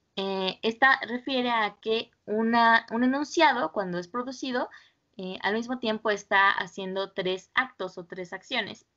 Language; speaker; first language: Spanish; native; Spanish